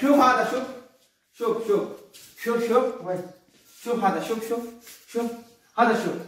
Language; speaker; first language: Arabic; non-native, learner; Hindi